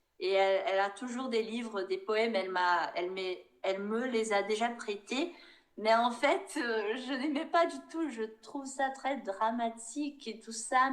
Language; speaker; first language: French; non-native, fluent; Portuguese